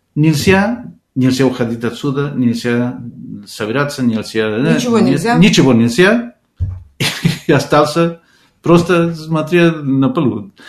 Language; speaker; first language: Russian; non-native, fluent; Spanish